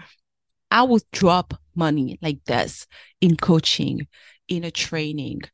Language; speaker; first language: English; early bilingual, other home language; French